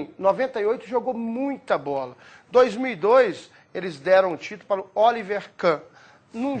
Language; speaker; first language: Portuguese; native; Portuguese